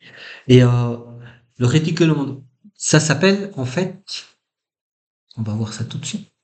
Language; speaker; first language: French; native; French